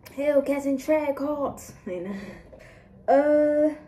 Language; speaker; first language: English; native; English